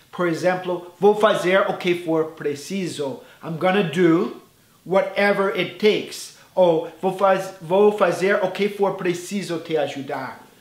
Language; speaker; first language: Portuguese; non-native, fluent; English